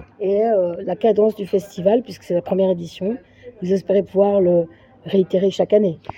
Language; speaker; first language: French; native; French